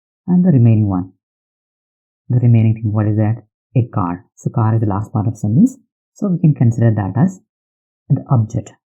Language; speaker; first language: English; non-native, local second language; Malayalam